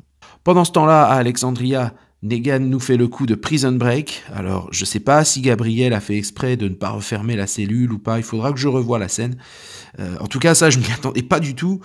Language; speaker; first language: French; native; French